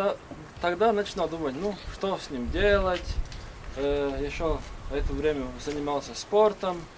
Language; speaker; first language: Russian; non-native, learner; Latvian